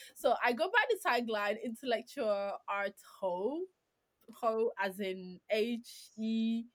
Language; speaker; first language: English; non-native, fluent; Greek